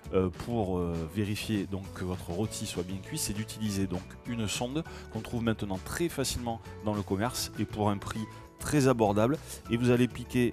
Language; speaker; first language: French; native; French